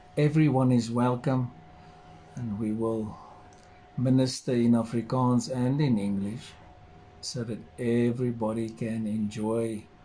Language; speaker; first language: English; non-native, local second language; Afrikaans